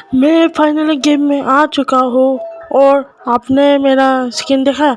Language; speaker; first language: Hindi; non-native, local second language; Assamese